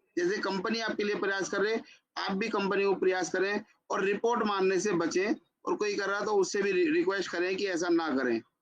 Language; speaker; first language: Hindi; native; Hindi